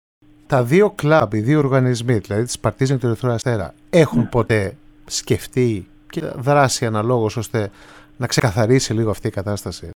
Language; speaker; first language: Greek; native; Greek